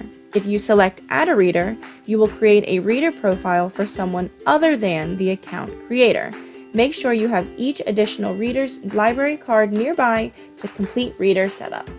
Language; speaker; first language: English; native; English